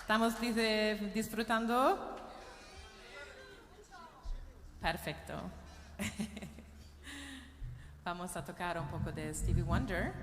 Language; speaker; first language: Spanish; non-native, learner; Swedish